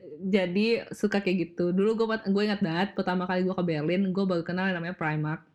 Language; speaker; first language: Indonesian; native; Indonesian